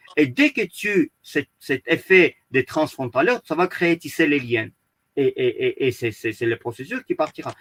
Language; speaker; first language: French; early bilingual, other home language; Azerbaijani